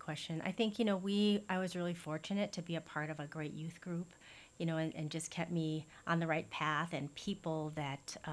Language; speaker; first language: English; native; English